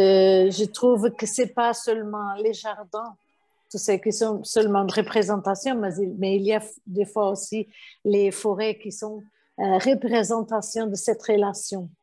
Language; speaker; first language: French; non-native, fluent; Portuguese